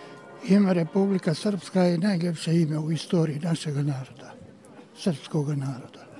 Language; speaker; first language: Serbian; native; Serbian